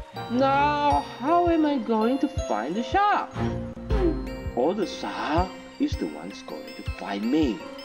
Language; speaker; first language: English; non-native, fluent; Indonesian